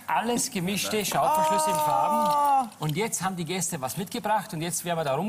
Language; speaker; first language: German; native; German